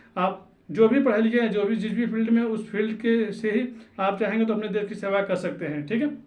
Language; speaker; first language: Hindi; native; Hindi